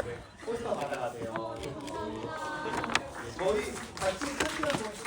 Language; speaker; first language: Korean; native; Korean